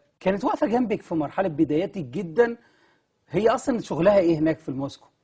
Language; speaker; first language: Egyptian Arabic; native; Egyptian Arabic